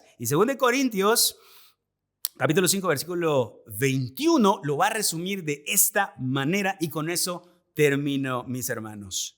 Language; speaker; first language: Spanish; native; Spanish